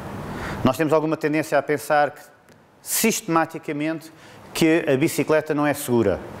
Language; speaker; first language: Portuguese; native; Portuguese